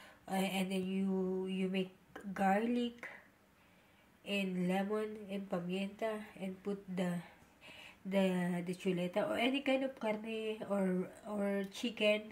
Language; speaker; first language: English; non-native, local second language; Filipino